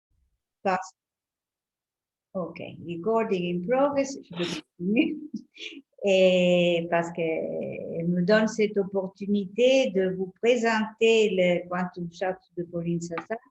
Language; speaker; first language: French; non-native, fluent; Italian